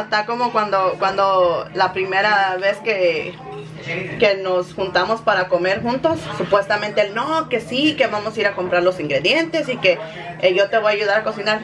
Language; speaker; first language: Spanish; early bilingual, heritage; Spanish